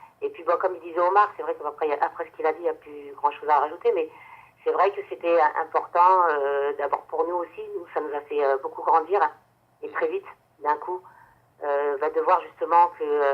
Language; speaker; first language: French; native; French